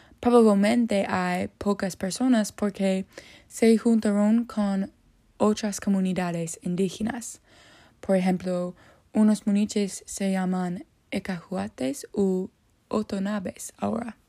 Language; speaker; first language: Spanish; non-native, learner; English